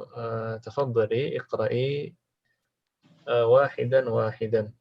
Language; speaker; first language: Arabic; non-native, fluent; Indonesian